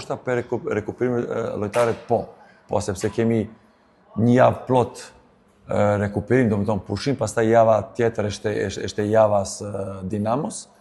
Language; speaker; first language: Albanian; non-native, learner; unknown